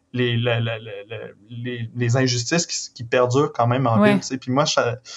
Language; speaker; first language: French; native; French